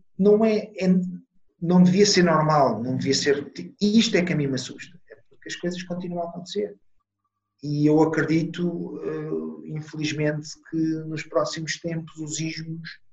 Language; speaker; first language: Portuguese; non-native, fluent; Italian